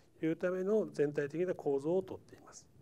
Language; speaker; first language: Japanese; native; Japanese